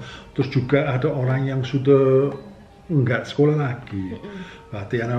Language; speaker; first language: Indonesian; non-native, fluent; English